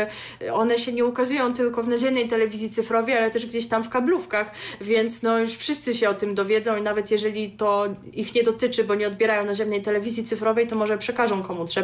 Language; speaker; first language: Polish; native; Polish